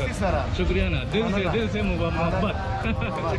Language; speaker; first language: Hindi; non-native, fluent; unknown